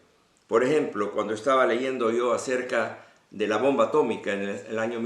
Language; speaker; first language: Spanish; native; Spanish